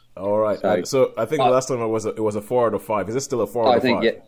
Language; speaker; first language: English; non-native, local second language; Yoruba